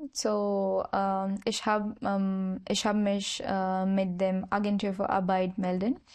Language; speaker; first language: German; non-native, learner; Marathi